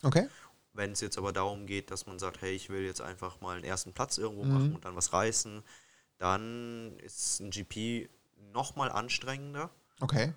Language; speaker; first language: German; native; German